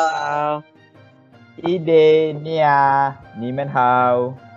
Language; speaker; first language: Chinese; non-native, learner; Malay